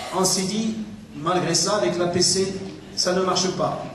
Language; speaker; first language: French; non-native, local second language; Arabic